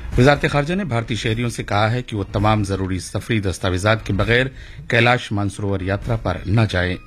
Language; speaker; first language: Urdu; native; Urdu